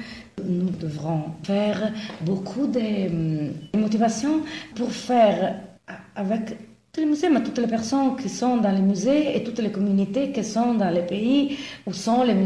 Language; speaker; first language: French; non-native, fluent; Italian